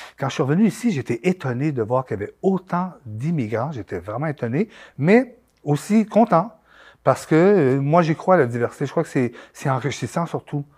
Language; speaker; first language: French; native; French